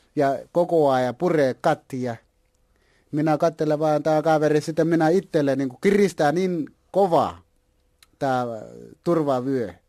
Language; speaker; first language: Finnish; non-native, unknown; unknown